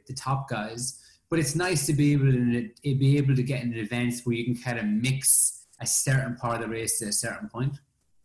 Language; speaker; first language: English; native; English